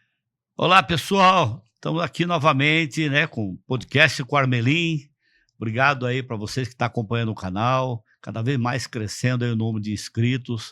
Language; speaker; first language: Portuguese; native; Portuguese